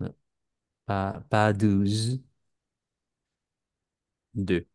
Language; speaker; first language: French; non-native, learner; Spanish